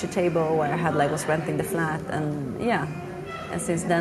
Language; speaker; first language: English; non-native, fluent; Swedish